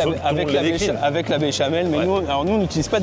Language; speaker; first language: French; native; French